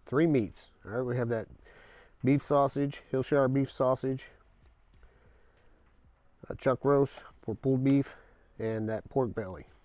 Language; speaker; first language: English; native; English